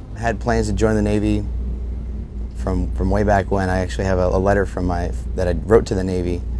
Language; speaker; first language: English; native; English